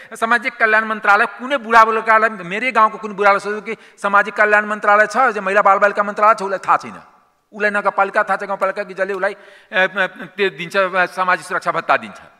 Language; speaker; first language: Nepali; non-native, local second language; Maithili